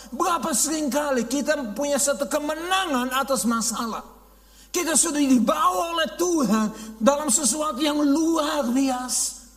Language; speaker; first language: Indonesian; non-native, fluent; Dutch